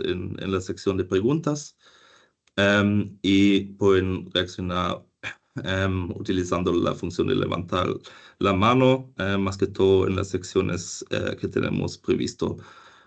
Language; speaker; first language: Spanish; non-native, fluent; German